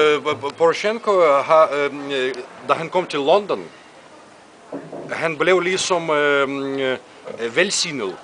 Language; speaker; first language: Danish; non-native, fluent; Russian